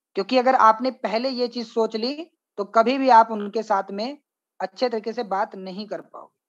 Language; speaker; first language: Hindi; native; Hindi